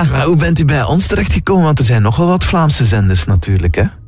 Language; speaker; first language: Dutch; native; Dutch